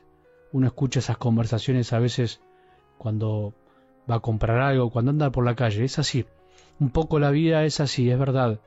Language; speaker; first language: Spanish; native; Spanish